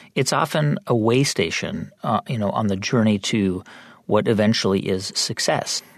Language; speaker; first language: English; native; English